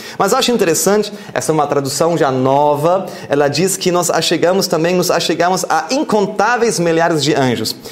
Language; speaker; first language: Portuguese; non-native, fluent; German